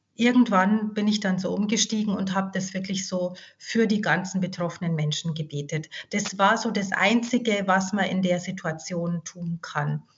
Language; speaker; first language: German; native; German